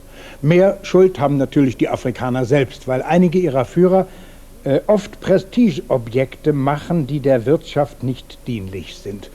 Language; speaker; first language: German; native; German